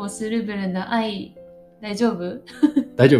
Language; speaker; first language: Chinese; non-native, learner; Japanese